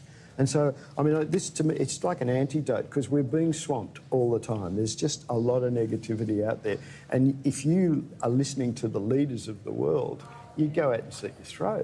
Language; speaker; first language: English; native; English